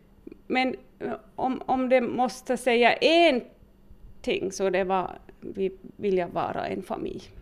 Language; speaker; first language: Swedish; early bilingual, heritage; Finnish